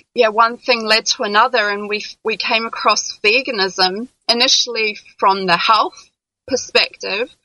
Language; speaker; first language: English; native; English